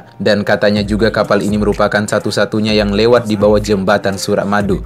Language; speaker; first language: Indonesian; native; Indonesian